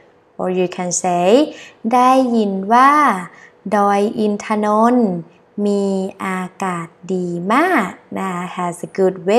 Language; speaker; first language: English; non-native, learner; Thai